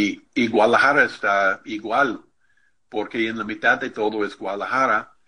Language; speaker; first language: Spanish; non-native, fluent; English